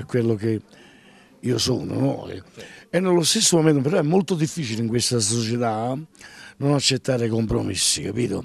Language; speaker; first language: Italian; native; Italian